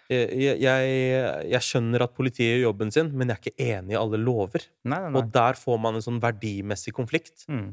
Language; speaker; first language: Norwegian; early bilingual, other home language; Urdu